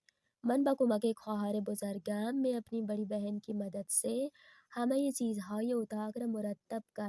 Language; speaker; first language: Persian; non-native, fluent; Urdu